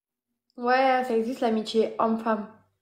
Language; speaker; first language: French; early bilingual, other home language; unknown